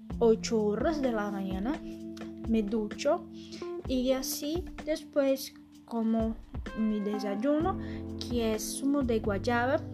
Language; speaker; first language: Spanish; non-native, learner; Portuguese